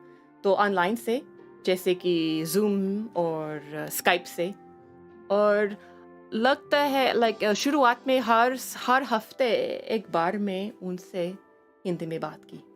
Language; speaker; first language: Hindi; non-native, learner; English